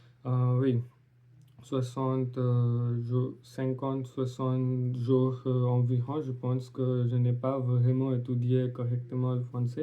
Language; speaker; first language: French; non-native, learner; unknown